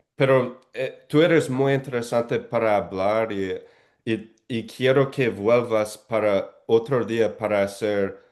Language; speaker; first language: Spanish; non-native, learner; English